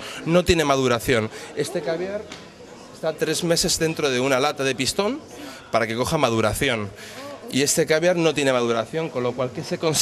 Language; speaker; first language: Spanish; native; Spanish